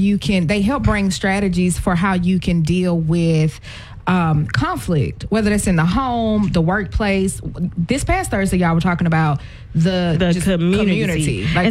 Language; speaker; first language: English; native; English